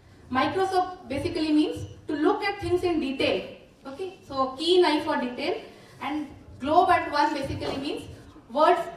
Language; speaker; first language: English; non-native, local second language; Telugu